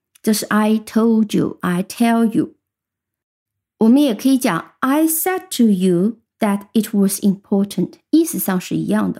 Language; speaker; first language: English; non-native, fluent; Chinese